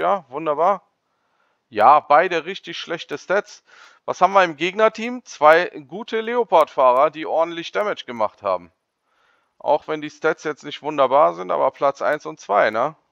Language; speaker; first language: German; native; German